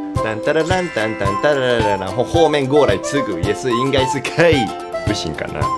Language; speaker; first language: Chinese; non-native, fluent; Japanese